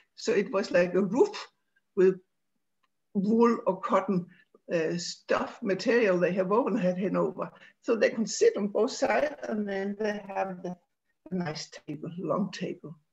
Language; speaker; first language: English; non-native, fluent; Danish